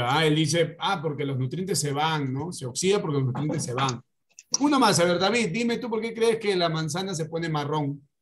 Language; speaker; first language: Spanish; native; Spanish